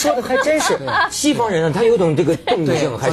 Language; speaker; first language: Chinese; native; Chinese